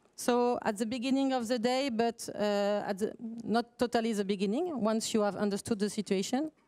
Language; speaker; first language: English; non-native, fluent; French